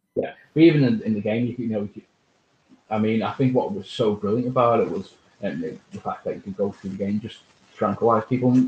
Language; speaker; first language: English; native; English